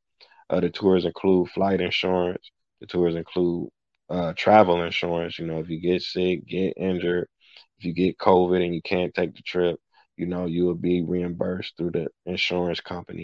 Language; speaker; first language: English; native; English